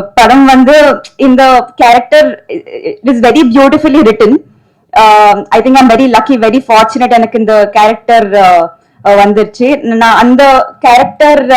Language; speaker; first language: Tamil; non-native, learner; Telugu